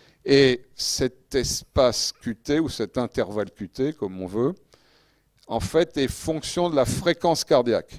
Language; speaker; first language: French; native; French